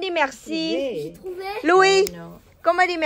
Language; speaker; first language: French; non-native, learner; Vietnamese